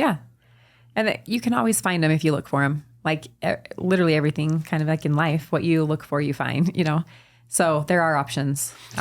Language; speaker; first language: English; native; English